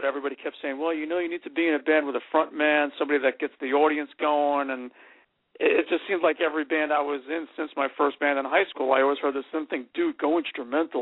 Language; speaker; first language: English; native; English